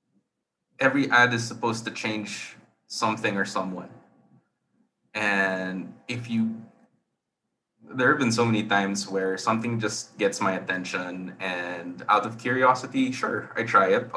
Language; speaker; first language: English; non-native, local second language; Filipino